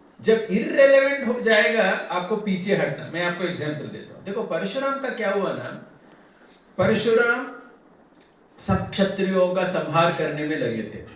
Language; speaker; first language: Hindi; non-native, local second language; Tamil